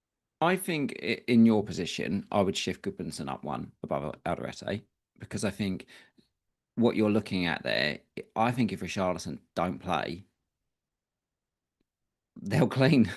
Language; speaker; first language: English; native; English